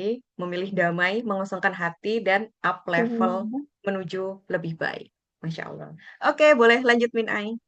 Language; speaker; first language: Indonesian; native; Indonesian